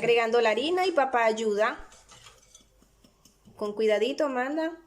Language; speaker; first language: Spanish; native; Spanish